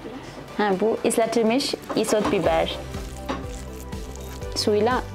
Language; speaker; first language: Turkish; non-native, fluent; German